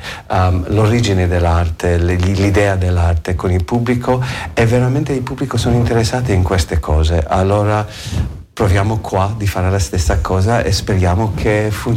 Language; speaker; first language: Italian; non-native, learner; English